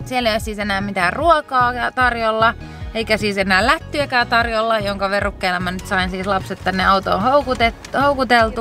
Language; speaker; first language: Finnish; native; Finnish